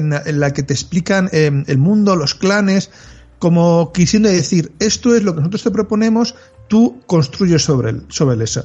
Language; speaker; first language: Spanish; native; Spanish